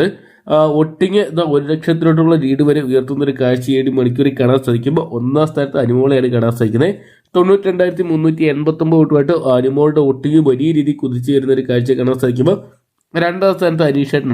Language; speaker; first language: Malayalam; native; Malayalam